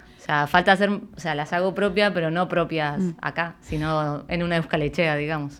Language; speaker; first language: Spanish; native; Spanish